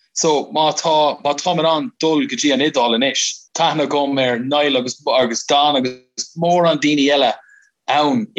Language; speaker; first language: Irish; non-native, local second language; English